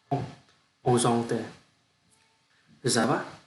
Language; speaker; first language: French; non-native, learner; Vietnamese